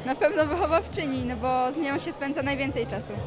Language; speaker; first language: Polish; native; Polish